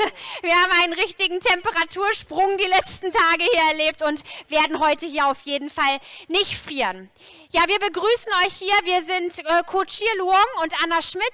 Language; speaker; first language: German; native; German